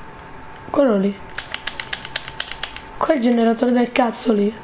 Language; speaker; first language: Italian; native; Italian